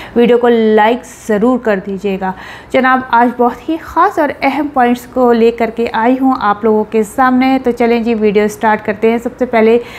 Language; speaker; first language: Urdu; native; Urdu